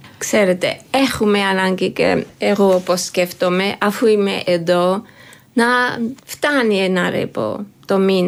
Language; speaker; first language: Greek; non-native, learner; Georgian